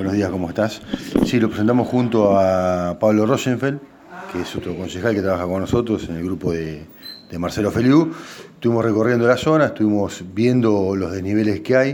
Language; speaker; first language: Spanish; native; Spanish